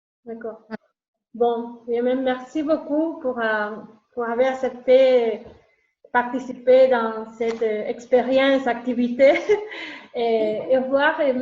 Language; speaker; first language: French; non-native, learner; Spanish